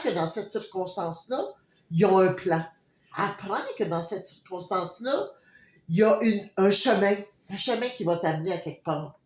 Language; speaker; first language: French; native; French